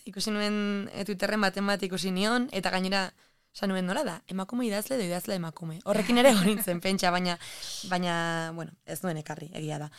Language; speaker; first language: Basque; native; Basque